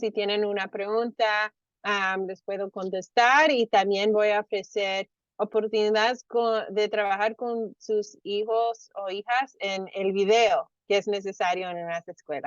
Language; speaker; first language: Spanish; early bilingual, heritage; Spanish